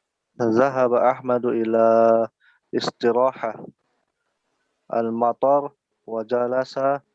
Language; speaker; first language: Arabic; non-native, learner; Indonesian